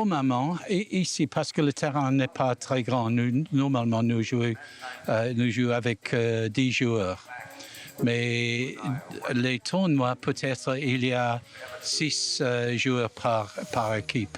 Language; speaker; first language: French; non-native, learner; English